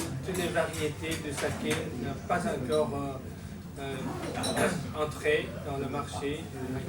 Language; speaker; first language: French; non-native, learner; Japanese